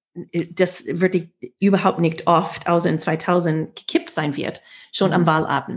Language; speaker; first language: German; non-native, fluent; English